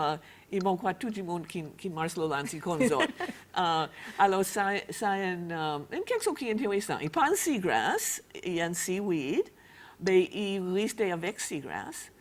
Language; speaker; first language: Haitian Creole; non-native, fluent; English